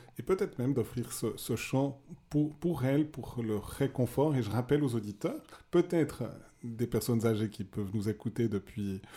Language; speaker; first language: French; native; French